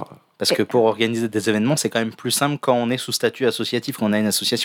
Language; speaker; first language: French; native; French